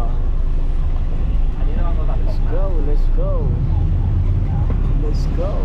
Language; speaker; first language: English; non-native, local second language; Hindi